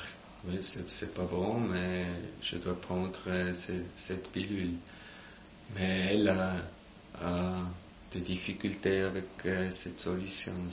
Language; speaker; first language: French; non-native, local second language; German